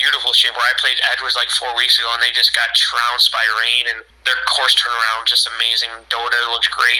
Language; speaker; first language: English; native; English